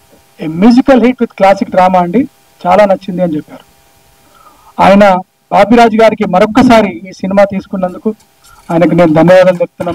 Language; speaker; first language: Telugu; native; Telugu